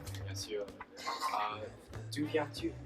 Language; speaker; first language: French; non-native, learner; English